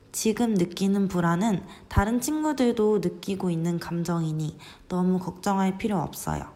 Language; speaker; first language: Korean; native; Korean